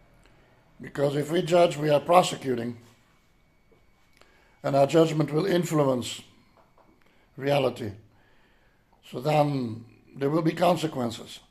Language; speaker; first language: English; non-native, fluent; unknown